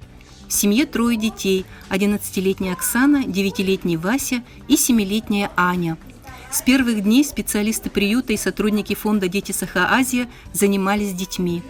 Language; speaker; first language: Russian; native; Russian